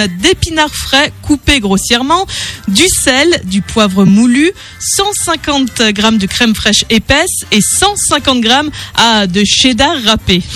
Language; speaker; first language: French; native; French